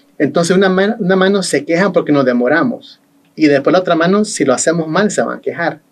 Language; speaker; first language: Spanish; early bilingual, heritage; Spanish